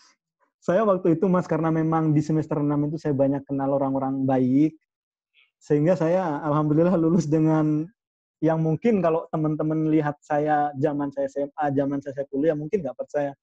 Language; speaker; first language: Indonesian; non-native, local second language; Madurese